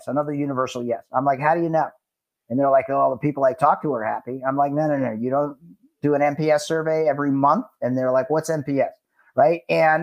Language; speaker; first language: English; native; English